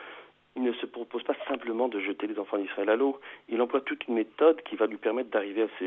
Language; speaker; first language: French; native; French